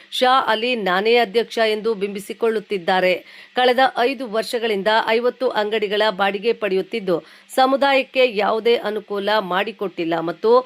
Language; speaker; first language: Kannada; native; Kannada